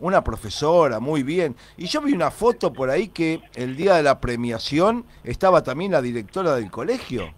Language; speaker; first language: Spanish; native; Spanish